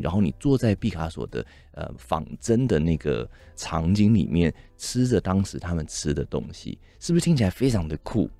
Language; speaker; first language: Chinese; native; Chinese